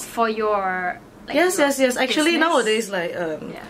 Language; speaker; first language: English; non-native, local second language; Chinese